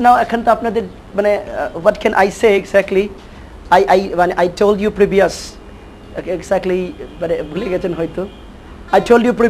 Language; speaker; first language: English; non-native, fluent; Bangla